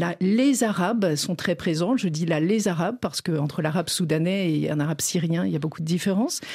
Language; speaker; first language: French; native; French